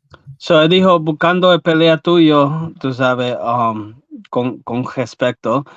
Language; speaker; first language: Spanish; early bilingual, heritage; English